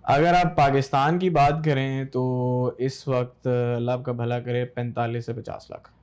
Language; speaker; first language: Urdu; native; Urdu